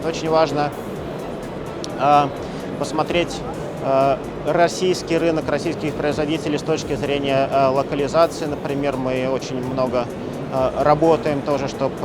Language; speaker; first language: Russian; native; Russian